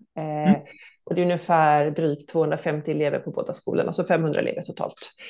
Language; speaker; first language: Swedish; native; Swedish